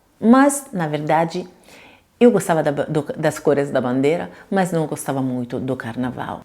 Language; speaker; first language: Portuguese; non-native, fluent; Italian